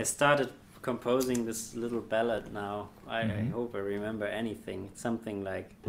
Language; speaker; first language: English; non-native, fluent; German